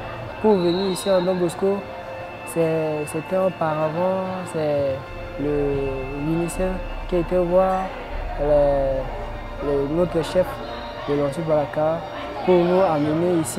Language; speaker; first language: French; non-native, local second language; Sango